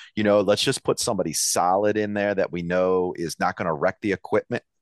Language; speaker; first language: English; native; English